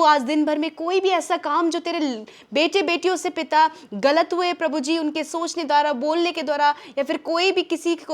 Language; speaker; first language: Hindi; native; Hindi